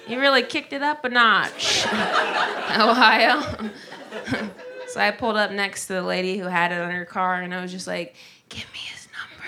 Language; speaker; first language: English; native; English